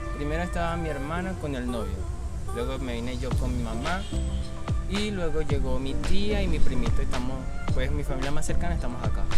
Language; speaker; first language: Spanish; native; Spanish